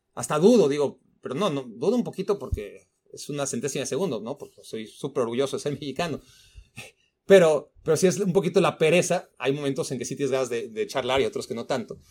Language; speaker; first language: Spanish; native; Spanish